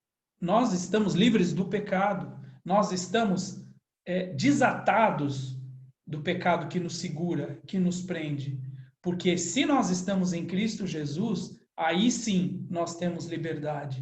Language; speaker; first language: Portuguese; native; Portuguese